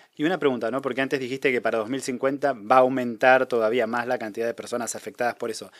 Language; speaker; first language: Spanish; native; Spanish